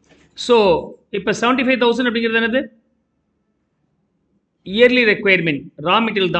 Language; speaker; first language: Tamil; native; Tamil